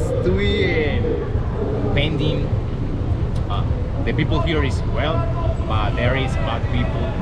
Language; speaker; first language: English; non-native, learner; Spanish